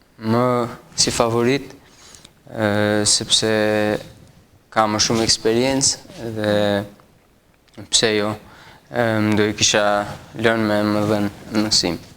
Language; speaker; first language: Albanian; early bilingual, heritage; Albanian